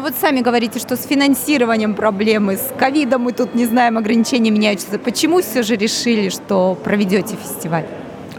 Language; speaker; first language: Russian; native; Russian